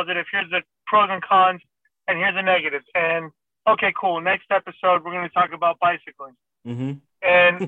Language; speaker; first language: English; non-native, fluent; Persian